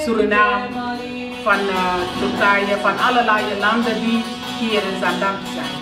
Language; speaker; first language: Dutch; non-native, learner; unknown